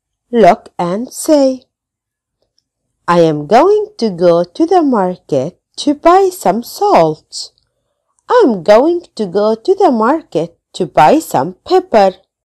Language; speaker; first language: English; non-native, fluent; Arabic